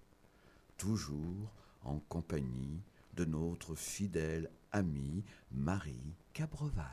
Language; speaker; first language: French; native; French